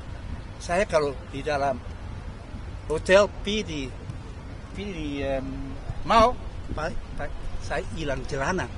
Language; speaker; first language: Indonesian; early bilingual, heritage; Indonesian